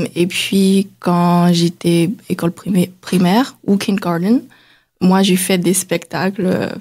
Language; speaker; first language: French; non-native, fluent; Chinese